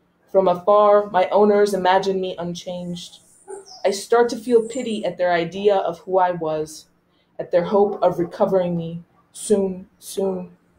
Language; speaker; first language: English; non-native, local second language; Spanish